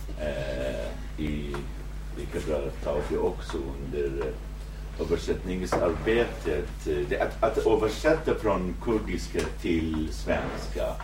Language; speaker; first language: Swedish; non-native, fluent; Kurdish